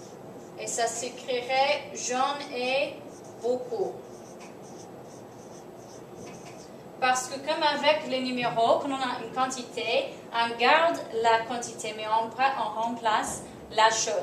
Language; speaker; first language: French; non-native, fluent; English